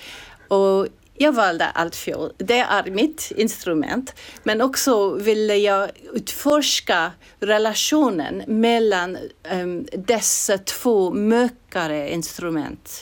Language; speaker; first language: Swedish; non-native, fluent; English